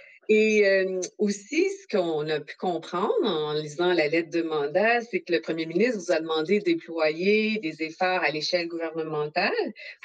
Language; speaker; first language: French; native; French